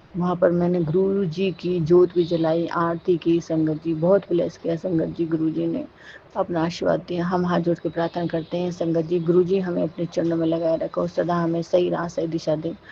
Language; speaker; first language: Hindi; native; Hindi